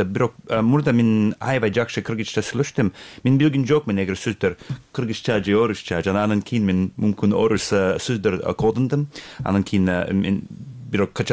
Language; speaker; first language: Kyrgyz; non-native, learner; English